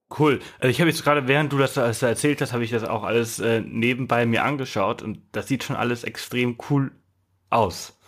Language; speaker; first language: German; native; German